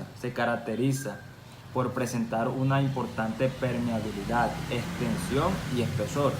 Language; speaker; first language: Spanish; native; Spanish